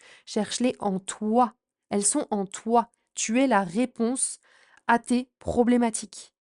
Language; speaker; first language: French; native; French